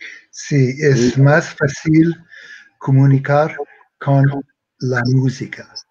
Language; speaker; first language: Spanish; non-native, learner; English